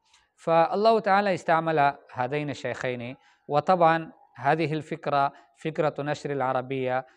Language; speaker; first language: Arabic; non-native, fluent; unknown